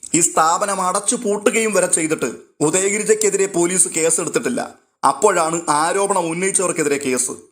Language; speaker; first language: Malayalam; native; Malayalam